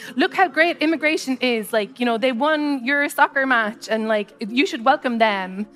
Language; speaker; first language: English; native; English